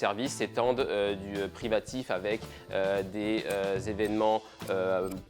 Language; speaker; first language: French; native; French